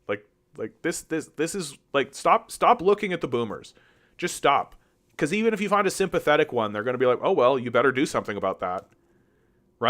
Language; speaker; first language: English; native; English